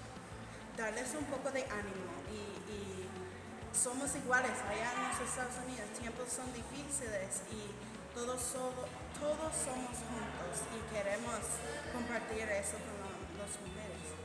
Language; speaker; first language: Spanish; non-native, fluent; English